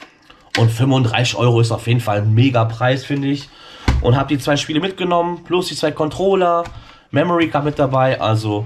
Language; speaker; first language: German; native; German